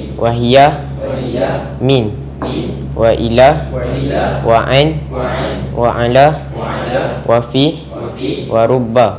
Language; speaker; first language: Arabic; non-native, learner; Malay